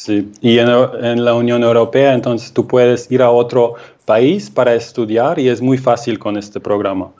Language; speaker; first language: Spanish; non-native, fluent; German